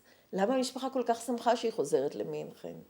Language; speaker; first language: Hebrew; native; Hebrew